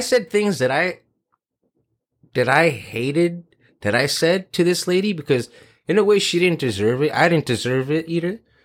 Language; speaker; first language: English; early bilingual, other home language; Spanish